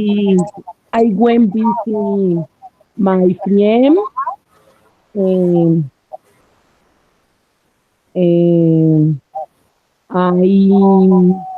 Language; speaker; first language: English; non-native, learner; Spanish